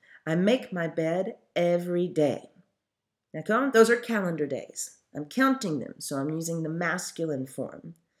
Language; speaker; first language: English; native; English